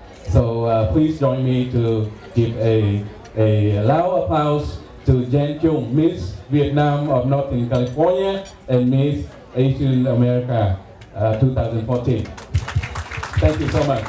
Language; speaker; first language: English; non-native, fluent; Vietnamese